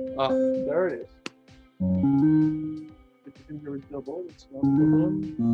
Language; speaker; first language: English; non-native, fluent; Dutch